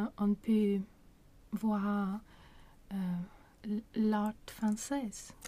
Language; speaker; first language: French; non-native, learner; Swedish